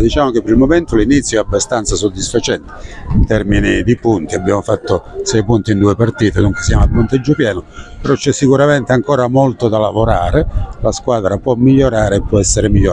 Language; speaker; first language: Italian; native; Italian